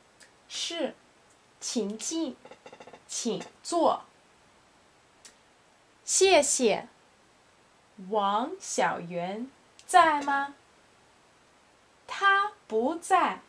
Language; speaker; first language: Chinese; non-native, learner; English